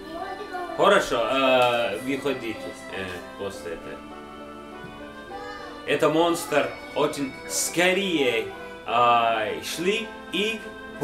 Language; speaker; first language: Russian; non-native, learner; English